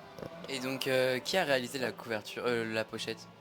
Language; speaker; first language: French; native; French